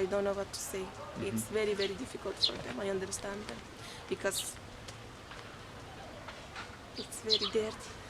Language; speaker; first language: English; non-native, fluent; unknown